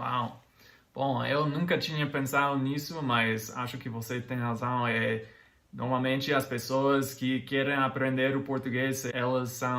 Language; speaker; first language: Portuguese; non-native, fluent; English